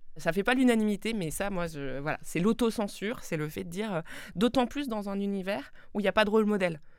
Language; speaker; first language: French; non-native, local second language; Swiss German